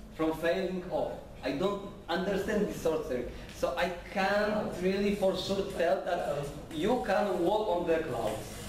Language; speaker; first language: English; non-native, learner; Polish